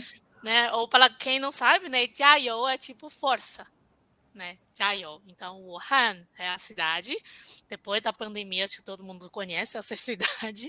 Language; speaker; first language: Portuguese; non-native, fluent; Chinese